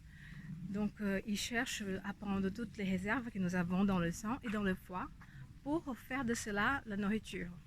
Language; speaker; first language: French; non-native, fluent; Portuguese